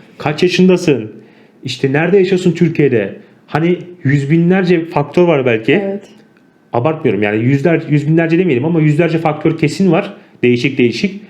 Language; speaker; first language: Turkish; native; Turkish